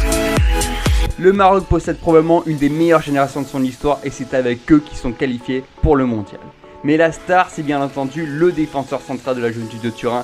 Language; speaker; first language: French; native; French